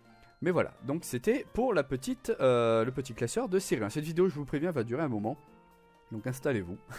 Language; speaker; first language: French; native; French